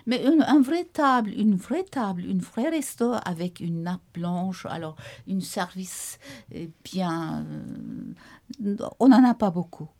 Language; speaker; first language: French; non-native, fluent; Turkish